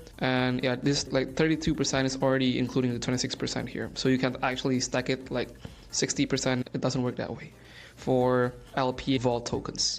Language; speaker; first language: English; non-native, fluent; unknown